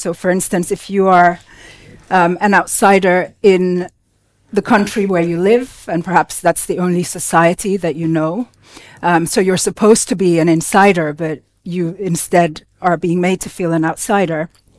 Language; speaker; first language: English; non-native, local second language; Finnish